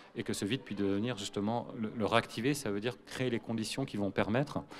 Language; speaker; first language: French; native; French